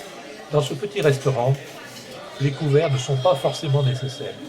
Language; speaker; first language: French; native; French